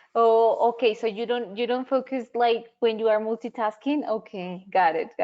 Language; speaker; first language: English; non-native, local second language; Spanish